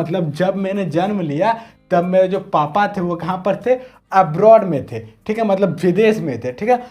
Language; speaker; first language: Hindi; native; Hindi